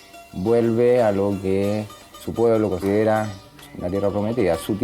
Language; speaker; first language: Spanish; native; Spanish